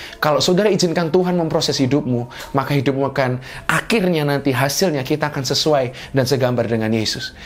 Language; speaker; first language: Indonesian; native; Indonesian